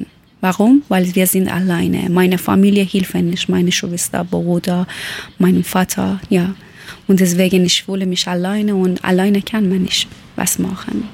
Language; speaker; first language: German; non-native, learner; Persian